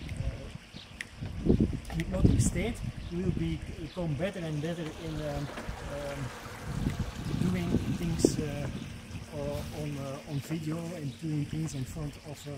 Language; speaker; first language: English; non-native, fluent; Dutch